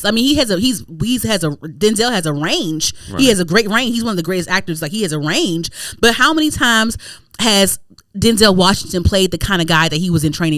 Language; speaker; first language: English; native; English